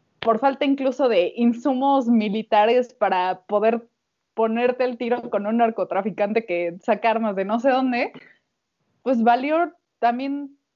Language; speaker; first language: Spanish; native; Spanish